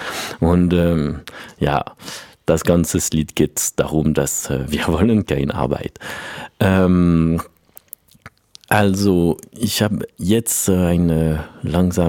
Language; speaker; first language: German; non-native, learner; French